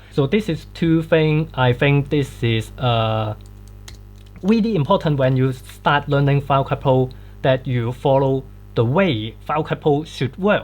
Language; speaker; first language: English; non-native, fluent; Cantonese